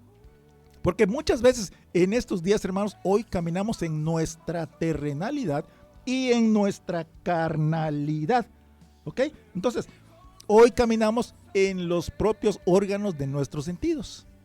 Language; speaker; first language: Spanish; native; Spanish